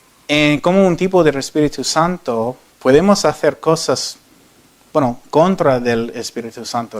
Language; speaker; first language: Spanish; non-native, learner; English